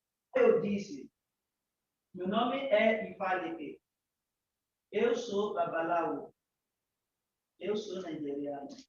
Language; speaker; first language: Portuguese; non-native, learner; Yoruba